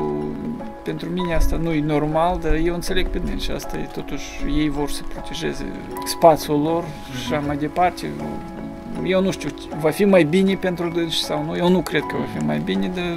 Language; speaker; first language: Romanian; non-native, local second language; Russian